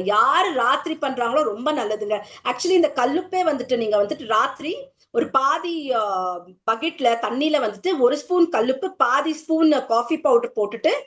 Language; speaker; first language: Tamil; native; Tamil